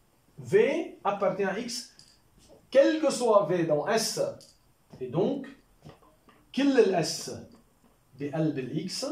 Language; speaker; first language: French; non-native, local second language; Arabic